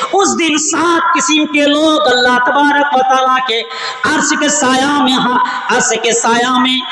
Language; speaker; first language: Urdu; non-native, local second language; Bangla